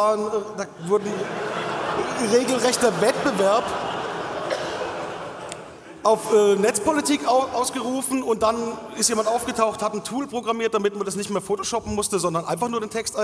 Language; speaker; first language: German; native; German